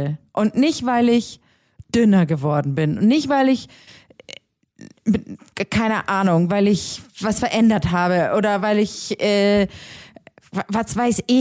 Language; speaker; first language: German; native; German